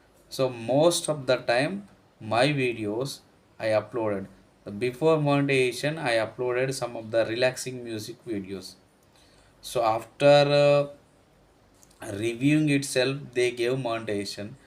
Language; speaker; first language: English; non-native, local second language; Telugu